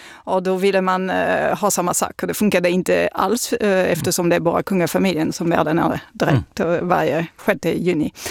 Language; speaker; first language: Swedish; non-native, fluent; French